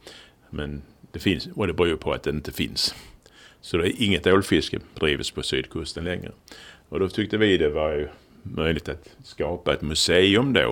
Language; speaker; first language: Swedish; native; Swedish